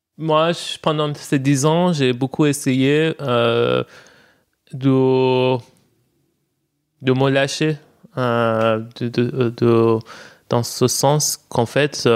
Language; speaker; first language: French; non-native, fluent; Persian